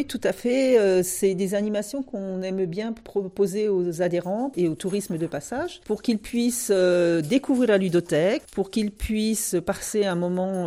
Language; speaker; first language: French; native; French